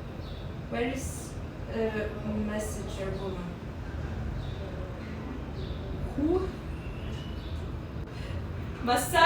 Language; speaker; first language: English; non-native, learner; Russian